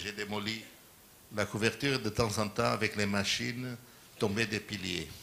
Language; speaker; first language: French; non-native, learner; Portuguese